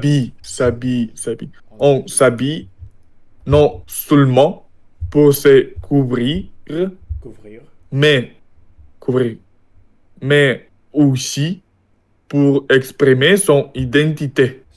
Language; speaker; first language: French; non-native, learner; Russian